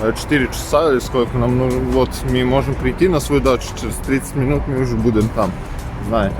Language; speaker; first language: Russian; non-native, fluent; Serbian